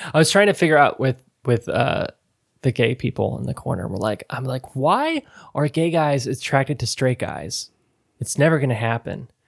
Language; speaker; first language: English; native; English